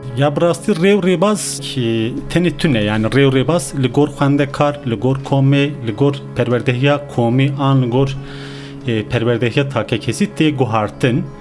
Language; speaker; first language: Kurdish; native; Kurdish